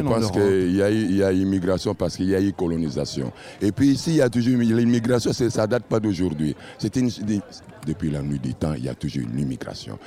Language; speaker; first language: French; non-native, local second language; Lingala